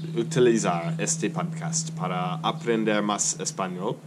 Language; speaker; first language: Spanish; non-native, learner; English